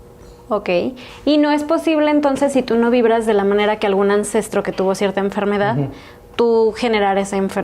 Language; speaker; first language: Spanish; native; Spanish